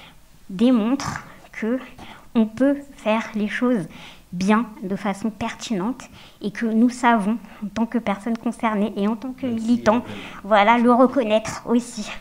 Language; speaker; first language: French; native; French